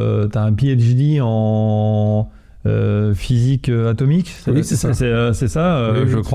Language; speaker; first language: French; native; French